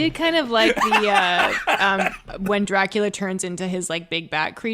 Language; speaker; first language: English; native; English